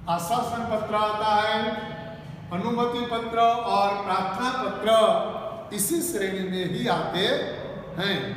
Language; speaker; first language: Hindi; non-native, local second language; Gujarati